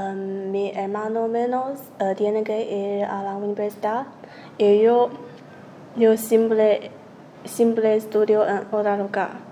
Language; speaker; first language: Spanish; non-native, learner; Chinese